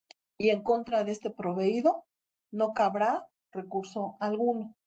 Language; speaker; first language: Spanish; native; Spanish